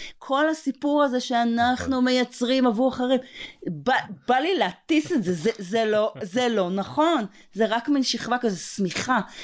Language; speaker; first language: Hebrew; native; Hebrew